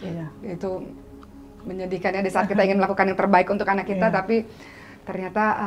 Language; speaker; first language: Indonesian; native; Indonesian